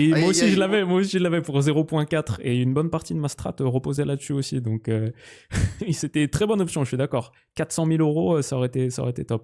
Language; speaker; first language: French; native; French